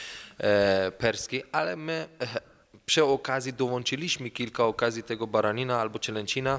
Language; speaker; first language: Polish; non-native, learner; Persian